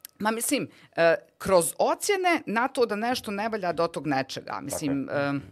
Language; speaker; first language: Bosnian; native; Bosnian